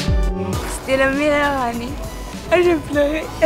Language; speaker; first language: French; non-native, learner; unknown